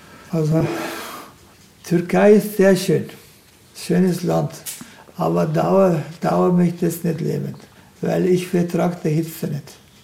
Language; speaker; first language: German; non-native, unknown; Turkish